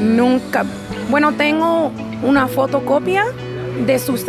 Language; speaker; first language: Spanish; non-native, learner; English